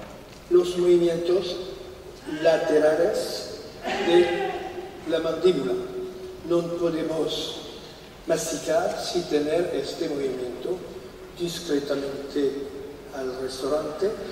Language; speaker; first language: Spanish; non-native, fluent; French